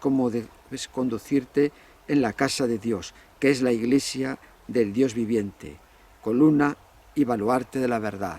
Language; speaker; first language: Spanish; native; Spanish